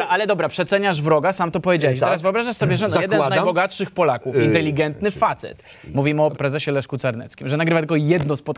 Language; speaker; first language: Polish; native; Polish